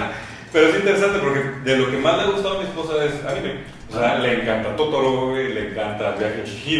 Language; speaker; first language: Spanish; native; Spanish